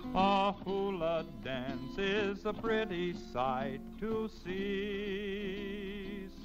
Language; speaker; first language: English; native; English